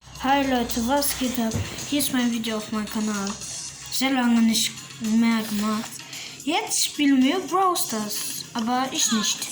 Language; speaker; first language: German; early bilingual, other home language; Turkish